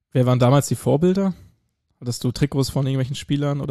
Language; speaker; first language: German; native; German